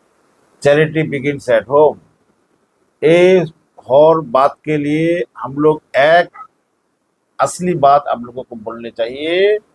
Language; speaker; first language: Hindi; non-native, local second language; Bangla